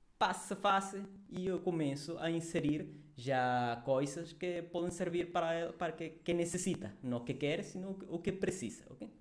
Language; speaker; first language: Portuguese; non-native, fluent; Spanish